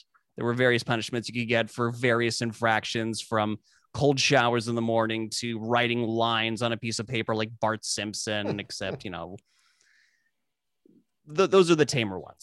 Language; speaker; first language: English; native; English